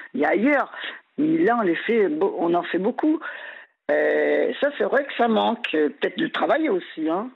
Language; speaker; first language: French; native; French